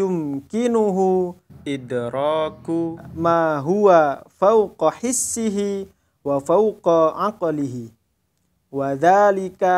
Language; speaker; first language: Arabic; non-native, fluent; Indonesian